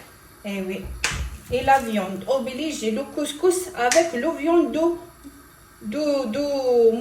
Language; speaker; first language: French; non-native, local second language; Arabic